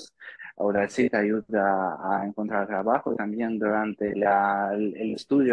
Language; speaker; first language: Spanish; non-native, learner; Russian